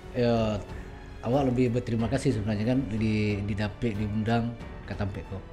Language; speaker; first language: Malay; early bilingual, other home language; Minangkabau